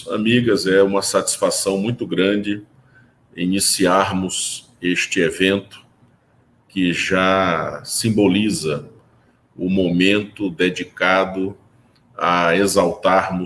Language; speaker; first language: Portuguese; native; Portuguese